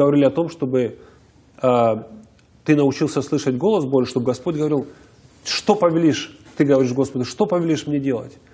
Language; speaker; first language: Russian; native; Russian